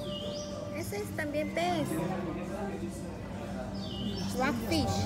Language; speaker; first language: Spanish; non-native, fluent; Korean